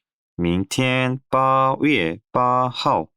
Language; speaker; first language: Chinese; non-native, learner; Korean